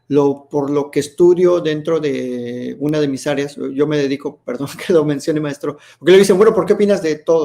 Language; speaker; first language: Spanish; native; Spanish